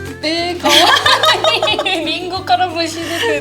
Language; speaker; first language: Japanese; native; Japanese